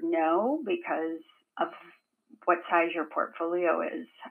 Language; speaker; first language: English; native; English